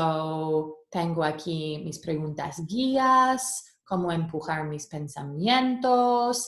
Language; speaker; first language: Spanish; early bilingual, heritage; Spanish